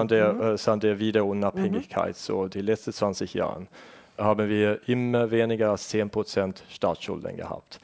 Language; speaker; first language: German; non-native, fluent; Estonian